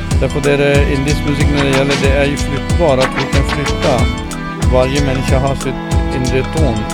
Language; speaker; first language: Swedish; non-native, fluent; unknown